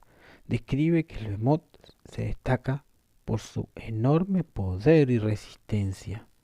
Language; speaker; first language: Spanish; native; Spanish